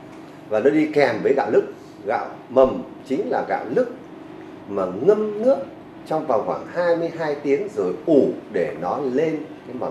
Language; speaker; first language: Vietnamese; native; Vietnamese